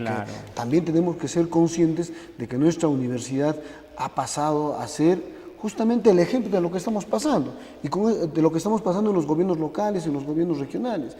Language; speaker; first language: Spanish; native; Spanish